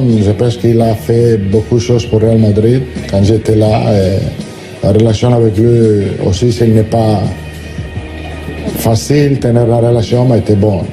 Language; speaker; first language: French; non-native, fluent; Italian